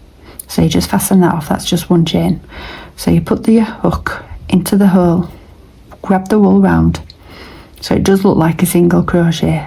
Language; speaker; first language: English; native; English